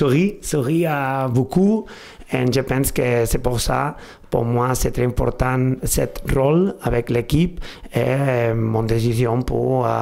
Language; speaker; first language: French; non-native, fluent; Spanish